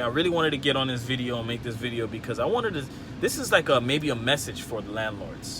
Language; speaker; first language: English; native; English